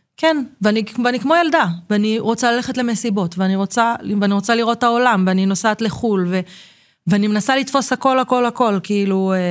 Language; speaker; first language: Hebrew; native; Hebrew